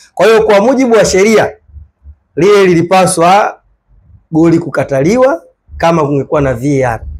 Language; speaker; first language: Swahili; native; Swahili